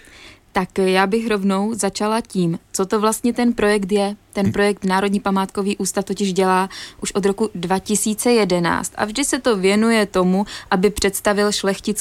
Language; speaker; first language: Czech; native; Czech